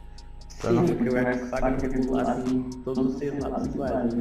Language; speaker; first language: Portuguese; native; Portuguese